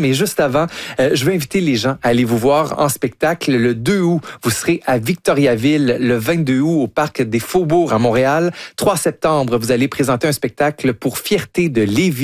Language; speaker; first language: French; native; French